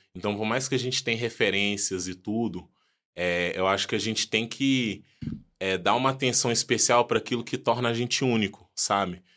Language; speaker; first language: Portuguese; early bilingual, other home language; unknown